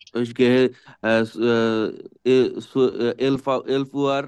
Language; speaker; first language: German; non-native, learner; Bangla